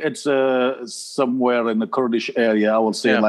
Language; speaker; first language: English; non-native, fluent; Arabic